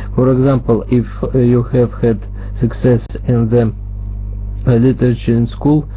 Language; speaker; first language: English; non-native, learner; Russian